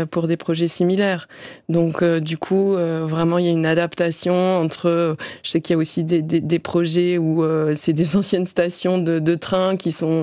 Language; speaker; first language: French; native; French